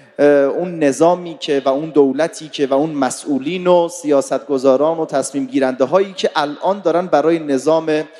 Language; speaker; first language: Persian; native; Persian